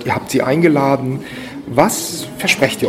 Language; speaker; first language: German; native; German